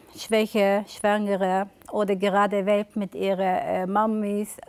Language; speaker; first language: German; early bilingual, other home language; Turkish